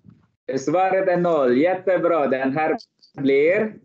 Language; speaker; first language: Swedish; non-native, fluent; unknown